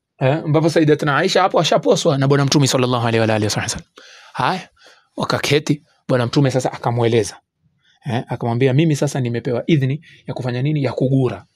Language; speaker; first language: Swahili; native; Swahili